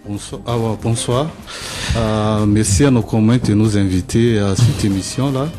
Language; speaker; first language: French; non-native, local second language; Malagasy